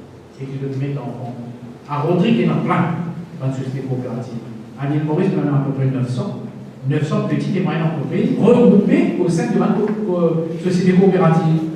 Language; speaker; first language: French; non-native, local second language; Morisyen